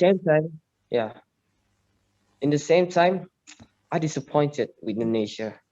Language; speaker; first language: English; non-native, learner; Indonesian